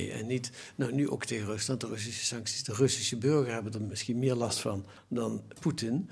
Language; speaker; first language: Dutch; native; Dutch